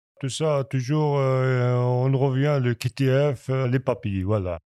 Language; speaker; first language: French; non-native, learner; Kabyle